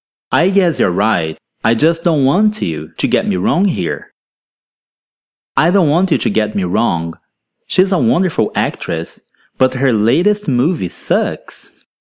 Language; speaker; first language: English; non-native, fluent; Portuguese